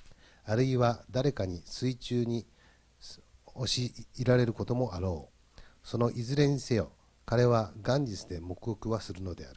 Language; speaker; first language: Japanese; native; Japanese